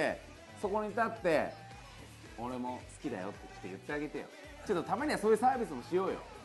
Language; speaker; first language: Japanese; native; Japanese